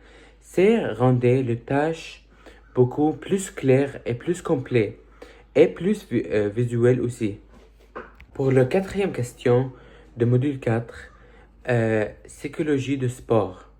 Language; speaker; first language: French; early bilingual, other home language; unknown